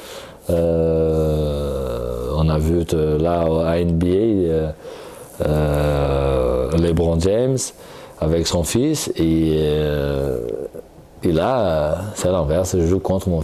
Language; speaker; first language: French; non-native, fluent; Portuguese